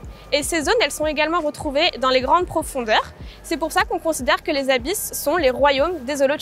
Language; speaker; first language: French; native; French